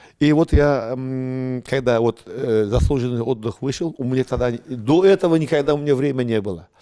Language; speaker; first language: Russian; non-native, local second language; Uzbek